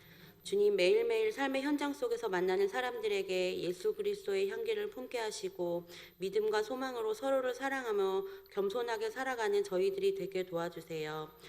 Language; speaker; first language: Korean; native; Korean